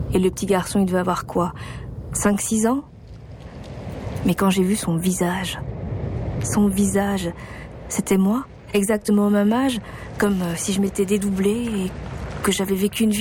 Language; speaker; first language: French; native; French